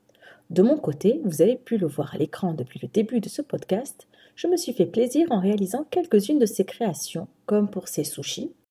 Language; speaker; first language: French; native; French